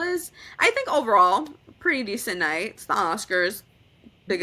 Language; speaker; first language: English; native; English